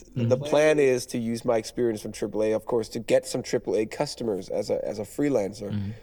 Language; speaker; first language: English; non-native, fluent; Danish